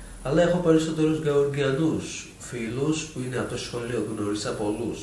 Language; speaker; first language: Greek; non-native, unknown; Georgian